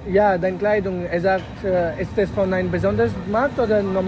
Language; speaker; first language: German; non-native, learner; Hindi